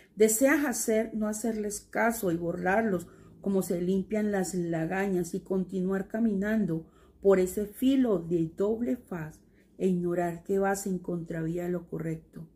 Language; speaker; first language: Spanish; native; Spanish